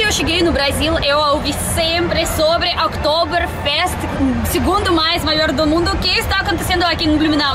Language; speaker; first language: Portuguese; non-native, fluent; Russian